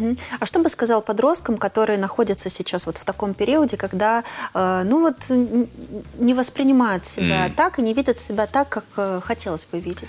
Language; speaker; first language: Russian; native; Russian